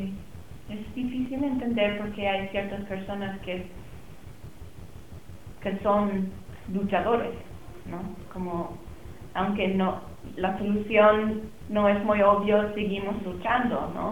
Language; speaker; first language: Spanish; non-native, fluent; English